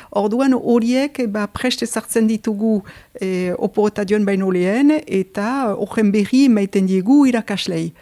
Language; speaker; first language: Basque; native; Basque